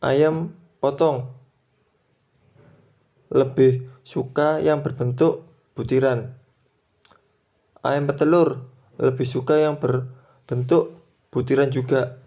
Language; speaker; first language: Indonesian; native; Indonesian